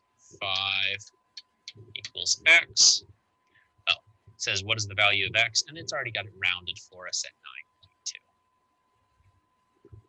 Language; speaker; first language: English; native; English